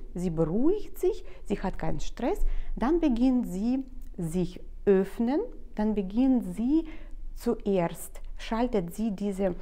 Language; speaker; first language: German; non-native, fluent; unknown